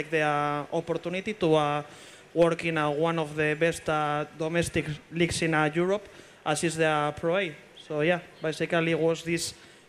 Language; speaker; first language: English; non-native, fluent; Spanish